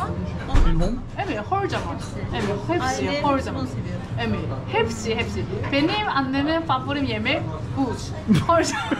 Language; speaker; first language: Turkish; non-native, learner; Korean